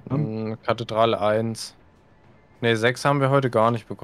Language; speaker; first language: German; native; German